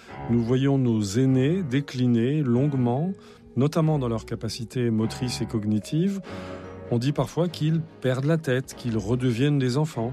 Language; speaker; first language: French; native; French